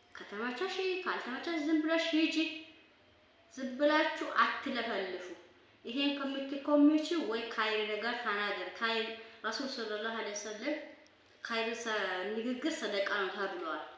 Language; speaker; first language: Amharic; native; Amharic